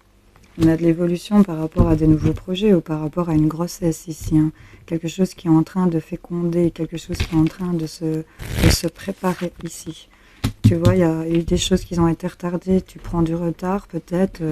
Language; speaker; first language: French; native; French